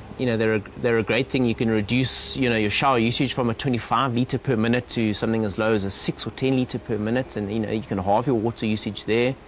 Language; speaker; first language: English; native; English